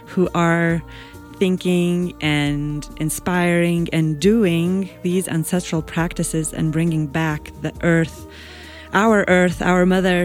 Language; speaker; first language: English; non-native, fluent; Latvian